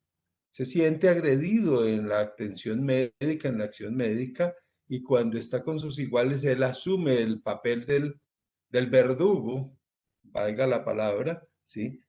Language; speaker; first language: Spanish; native; Spanish